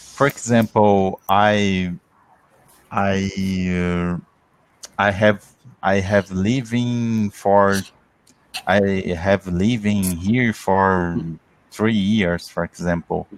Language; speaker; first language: English; non-native, learner; Portuguese